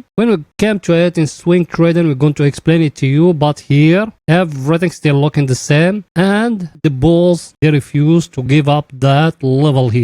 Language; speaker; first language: English; non-native, fluent; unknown